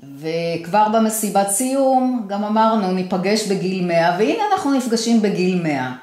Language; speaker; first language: Hebrew; native; Hebrew